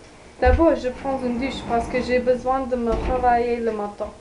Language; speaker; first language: French; non-native, learner; English